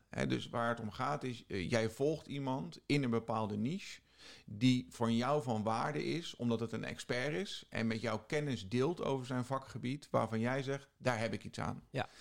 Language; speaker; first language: Dutch; native; Dutch